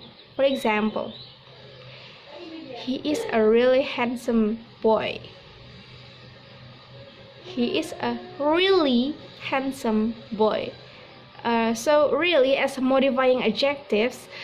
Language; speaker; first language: English; non-native, learner; Indonesian